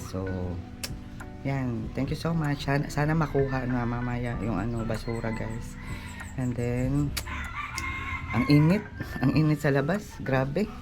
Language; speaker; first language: Filipino; non-native, local second language; Waray